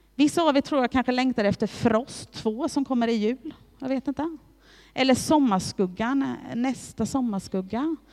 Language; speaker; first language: Swedish; native; Swedish